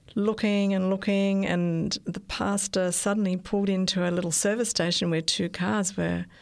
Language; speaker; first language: English; native; English